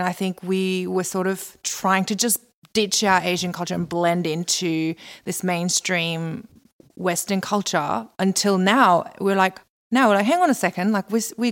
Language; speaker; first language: English; non-native, local second language; Korean